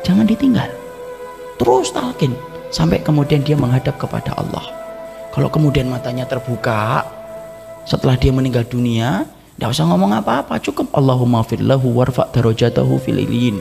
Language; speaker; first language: Indonesian; native; Indonesian